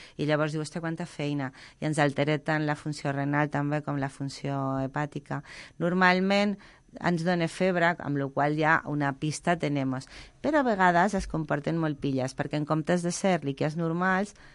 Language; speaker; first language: Catalan; non-native, local second language; Spanish